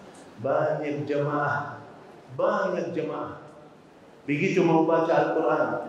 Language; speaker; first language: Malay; non-native, fluent; Arabic